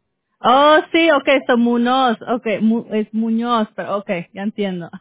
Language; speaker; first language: Spanish; early bilingual, heritage; Spanish